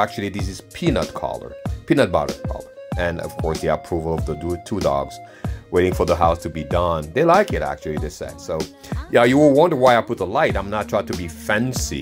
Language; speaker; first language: English; non-native, fluent; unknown